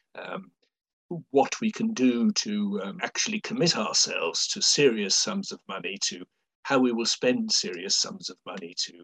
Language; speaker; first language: English; native; English